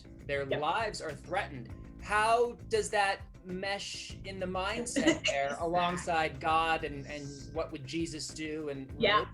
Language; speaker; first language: English; native; English